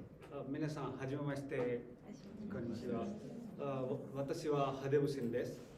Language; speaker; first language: Japanese; non-native, learner; Hindi